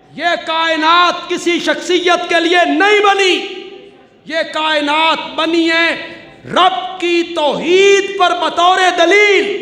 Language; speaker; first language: Urdu; non-native, local second language; Punjabi